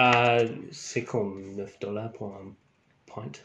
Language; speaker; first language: French; non-native, learner; English